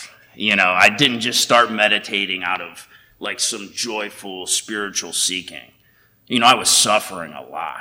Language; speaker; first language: English; native; English